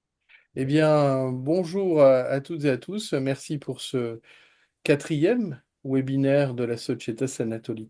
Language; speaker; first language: French; native; French